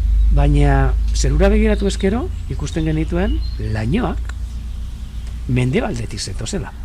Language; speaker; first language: Basque; native; Basque